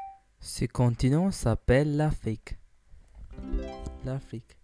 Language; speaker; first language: French; non-native, learner; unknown